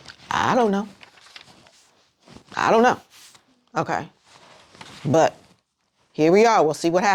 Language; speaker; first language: English; native; English